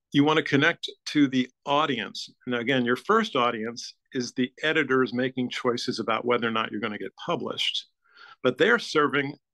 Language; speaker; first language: English; native; English